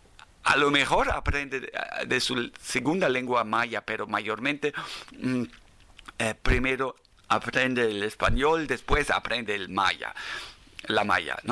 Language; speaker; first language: Spanish; non-native, fluent; German